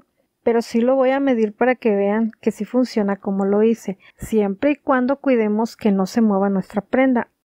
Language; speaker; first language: Spanish; native; Spanish